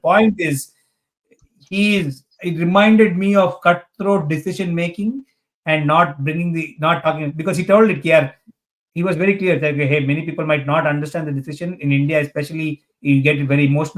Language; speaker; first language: English; non-native, local second language; Hindi